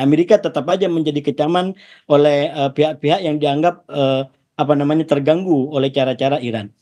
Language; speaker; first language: Indonesian; native; Indonesian